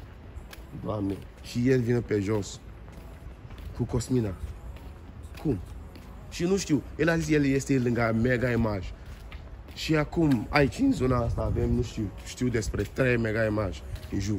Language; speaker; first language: Romanian; non-native, learner; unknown